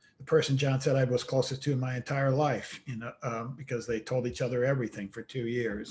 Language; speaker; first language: English; native; English